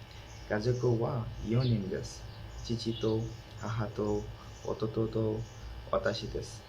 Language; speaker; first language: Japanese; non-native, learner; Bangla